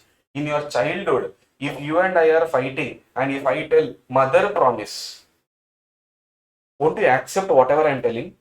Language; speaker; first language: English; non-native, local second language; Tamil